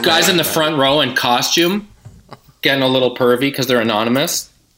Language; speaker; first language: English; native; English